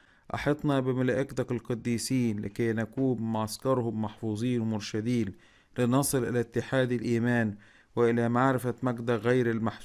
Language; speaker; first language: Arabic; native; Arabic